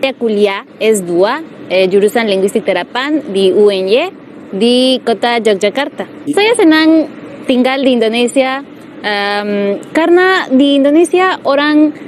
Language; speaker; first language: Indonesian; non-native, fluent; Spanish